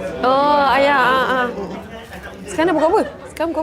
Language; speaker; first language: Malay; native; Malay